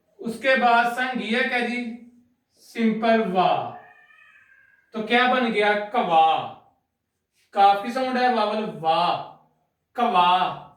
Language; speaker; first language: Urdu; non-native, local second language; Punjabi